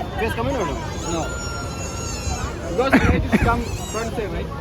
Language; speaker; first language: English; non-native, learner; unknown